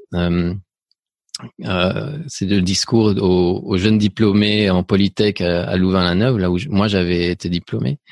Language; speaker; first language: French; early bilingual, other home language; Spanish